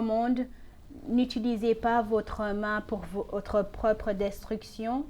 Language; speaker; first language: French; non-native, fluent; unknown